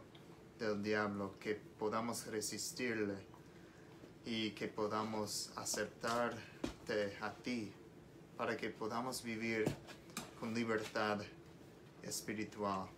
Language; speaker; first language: Spanish; non-native, learner; English